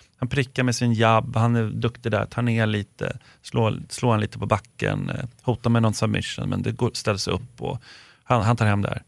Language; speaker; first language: Swedish; native; Swedish